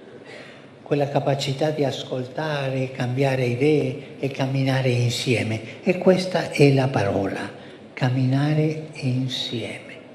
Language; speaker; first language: Italian; non-native, fluent; Spanish